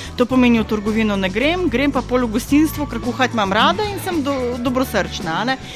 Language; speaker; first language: Slovenian; non-native, fluent; Ukrainian